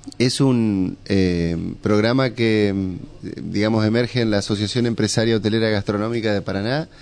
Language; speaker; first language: Spanish; native; Spanish